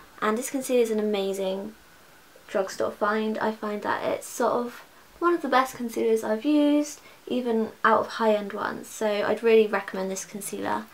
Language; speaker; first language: English; native; English